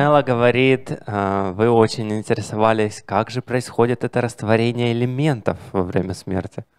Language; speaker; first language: Russian; native; Russian